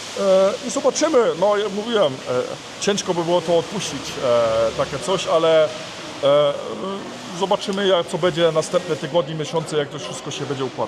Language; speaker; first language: Polish; early bilingual, heritage; Polish